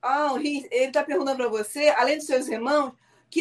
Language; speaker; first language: Portuguese; native; Portuguese